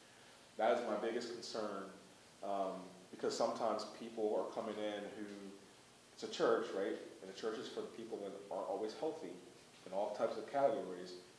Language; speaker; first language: English; native; English